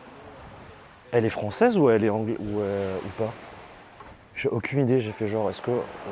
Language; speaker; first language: French; native; French